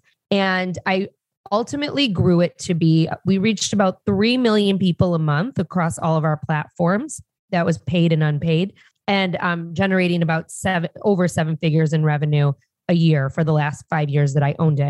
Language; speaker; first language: English; native; English